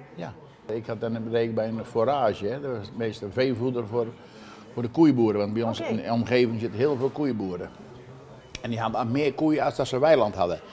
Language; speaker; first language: Dutch; native; Dutch